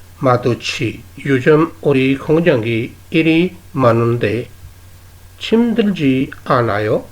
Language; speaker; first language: Korean; non-native, fluent; Urdu